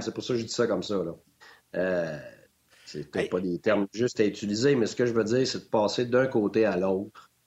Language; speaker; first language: French; native; French